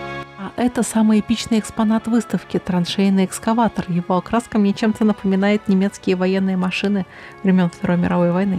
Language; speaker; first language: Russian; native; Russian